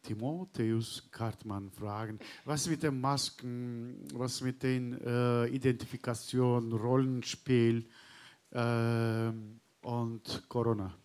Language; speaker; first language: German; non-native, learner; Turkish